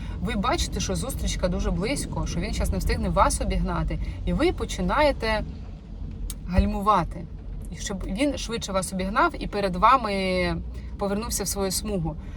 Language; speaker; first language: Ukrainian; non-native, local second language; Russian